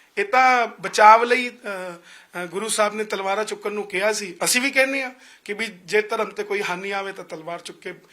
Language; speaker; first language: Punjabi; non-native, local second language; Hindi